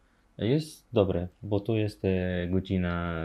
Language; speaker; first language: Polish; non-native, learner; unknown